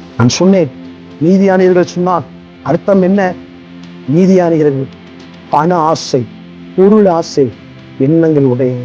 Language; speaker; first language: Tamil; native; Tamil